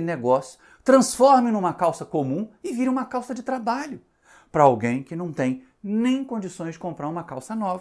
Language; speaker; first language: Portuguese; native; Portuguese